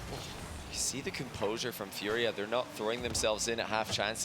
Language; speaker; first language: English; native; English